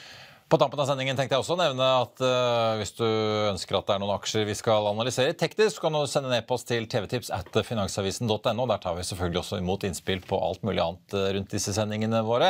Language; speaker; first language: Norwegian; native; Norwegian